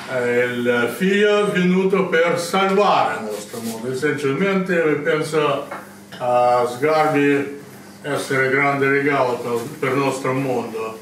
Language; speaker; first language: Italian; non-native, learner; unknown